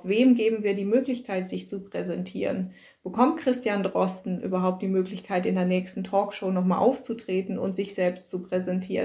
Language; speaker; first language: German; native; German